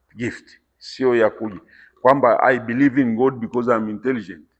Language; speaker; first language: English; non-native, local second language; Swahili